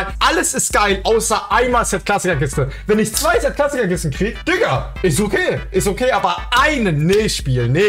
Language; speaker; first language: German; native; German